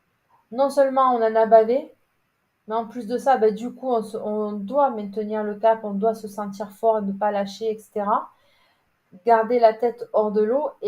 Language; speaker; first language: French; native; French